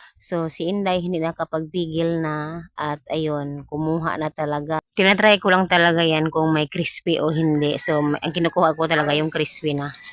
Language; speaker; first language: Filipino; non-native, local second language; Cebuano